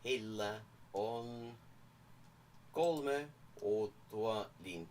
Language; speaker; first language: Finnish; non-native, learner; English